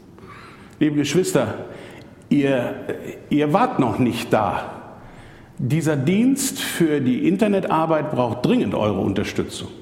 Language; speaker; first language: German; native; German